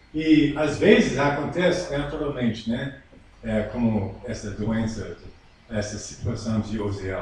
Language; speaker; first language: Portuguese; non-native, fluent; English